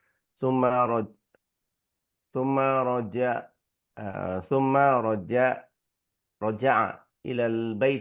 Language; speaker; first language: Arabic; non-native, learner; Indonesian